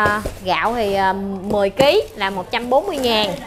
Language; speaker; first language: Vietnamese; native; Vietnamese